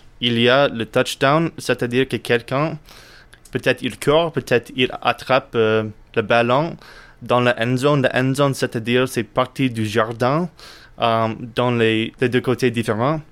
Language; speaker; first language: French; non-native, learner; English